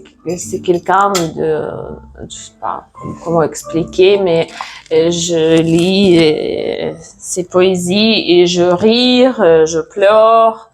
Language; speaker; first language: French; non-native, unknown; Russian